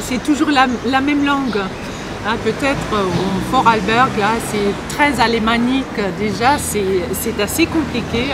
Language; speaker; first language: French; non-native, fluent; German